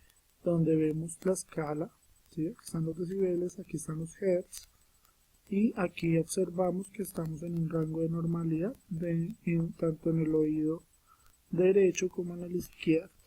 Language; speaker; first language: Spanish; native; Spanish